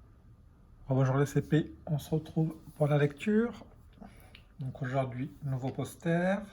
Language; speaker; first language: French; native; French